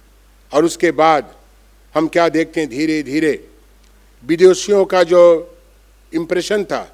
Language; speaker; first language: Hindi; non-native, local second language; Bangla